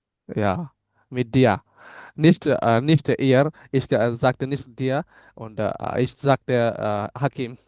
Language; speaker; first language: German; non-native, learner; Bangla